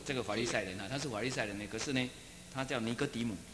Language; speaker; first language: Chinese; native; Chinese